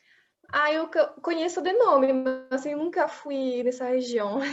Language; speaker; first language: Portuguese; non-native, fluent; French